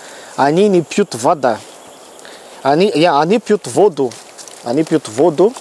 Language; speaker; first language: Russian; non-native, learner; Malagasy